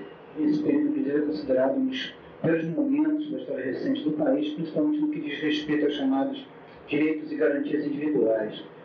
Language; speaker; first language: Portuguese; native; Portuguese